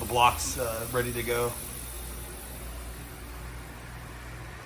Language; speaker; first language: English; native; English